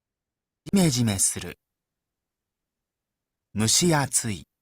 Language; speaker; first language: Japanese; non-native, learner; Indonesian